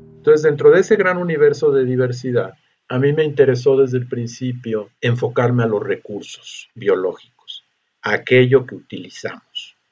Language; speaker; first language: Spanish; native; Spanish